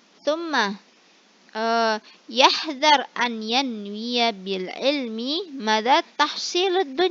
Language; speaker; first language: Arabic; non-native, fluent; Indonesian